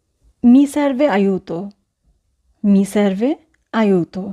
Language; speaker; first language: Italian; non-native, fluent; Bangla